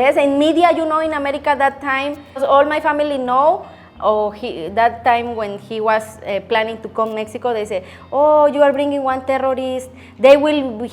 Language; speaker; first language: English; non-native, learner; Spanish